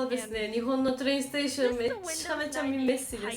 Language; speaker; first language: Japanese; non-native, learner; Georgian